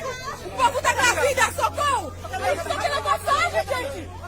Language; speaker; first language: Portuguese; non-native, learner; Haitian Creole